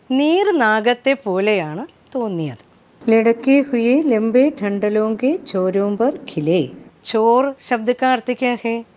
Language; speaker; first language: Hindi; non-native, local second language; Malayalam